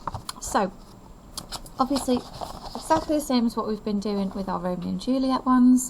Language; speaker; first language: English; native; English